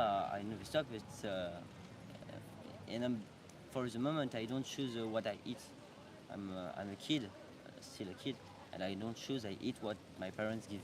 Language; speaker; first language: English; non-native, learner; French